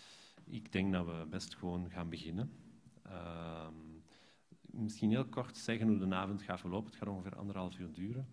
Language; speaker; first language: Dutch; native; Dutch